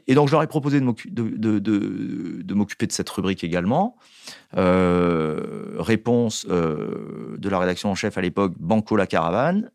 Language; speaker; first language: French; native; French